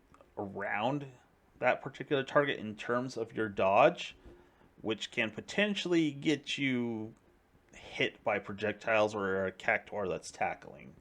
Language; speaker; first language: English; native; English